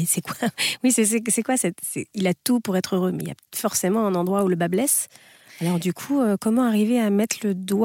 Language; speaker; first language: French; native; French